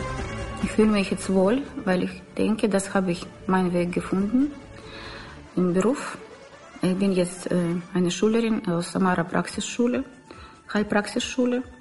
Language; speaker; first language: German; non-native, learner; Russian